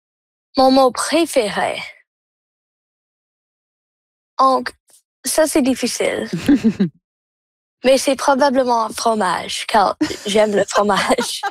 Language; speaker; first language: French; non-native, local second language; English